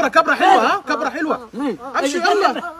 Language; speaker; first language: Arabic; native; Arabic